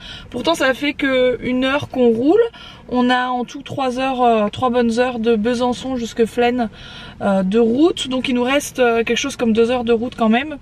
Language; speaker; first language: French; native; French